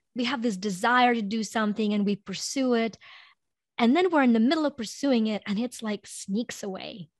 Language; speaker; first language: English; non-native, fluent; Ukrainian